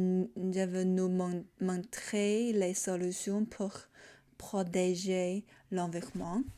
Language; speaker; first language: French; non-native, learner; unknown